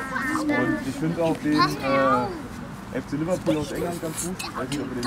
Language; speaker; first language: German; native; German